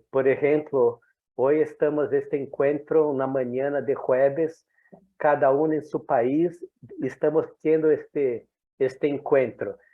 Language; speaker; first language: Spanish; non-native, fluent; Portuguese